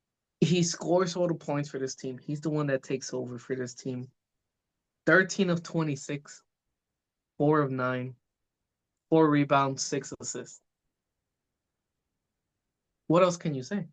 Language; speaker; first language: English; native; English